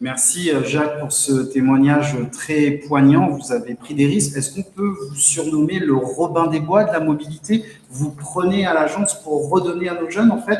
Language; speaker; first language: French; native; French